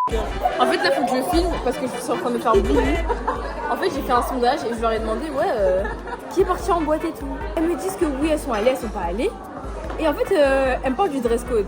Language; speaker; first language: French; native; French